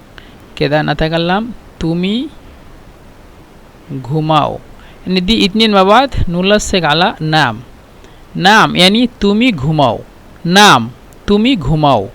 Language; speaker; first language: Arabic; non-native, fluent; Bangla